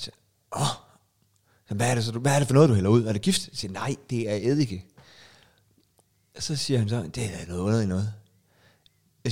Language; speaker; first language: Danish; native; Danish